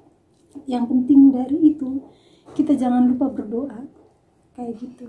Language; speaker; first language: Indonesian; non-native, local second language; Javanese